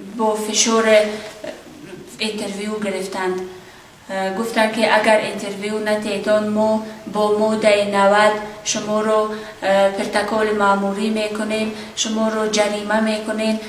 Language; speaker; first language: Tajik; non-native, local second language; Shughni